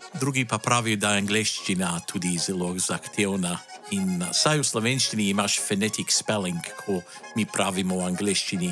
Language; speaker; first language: Slovenian; early bilingual, heritage; Slovenian